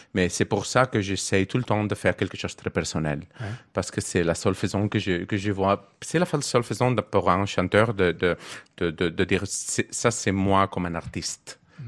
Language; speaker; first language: French; non-native, learner; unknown